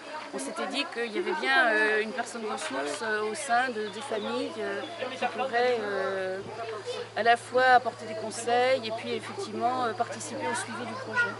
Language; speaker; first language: French; native; French